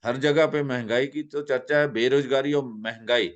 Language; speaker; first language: Hindi; non-native, local second language; Punjabi